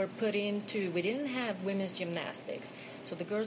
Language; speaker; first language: English; non-native, fluent; Hungarian